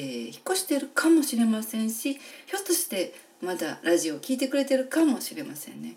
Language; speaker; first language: Japanese; native; Japanese